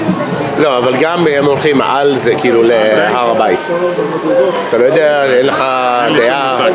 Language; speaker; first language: Hebrew; non-native, fluent; English